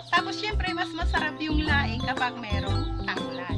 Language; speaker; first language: Filipino; non-native, local second language; Waray